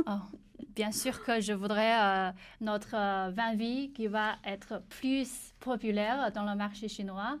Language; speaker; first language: French; non-native, learner; Chinese